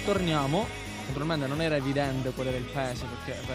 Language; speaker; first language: Italian; native; Italian